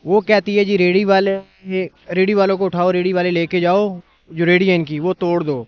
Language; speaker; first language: Urdu; non-native, local second language; Punjabi